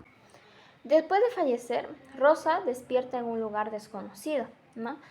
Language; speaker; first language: Spanish; native; Spanish